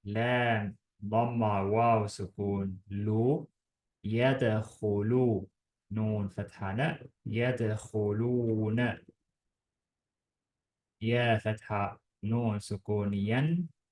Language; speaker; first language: Arabic; non-native, fluent; Estonian